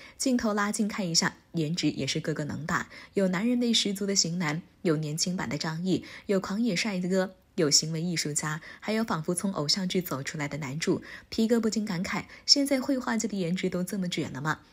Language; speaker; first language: Chinese; native; Chinese